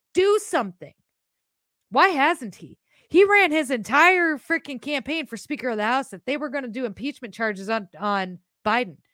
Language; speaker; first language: English; native; English